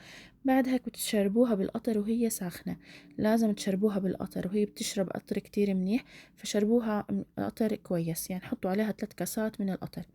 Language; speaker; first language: Arabic; native; Arabic